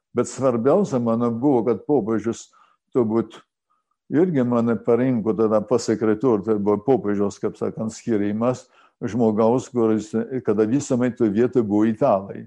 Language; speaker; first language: Lithuanian; early bilingual, heritage; Lithuanian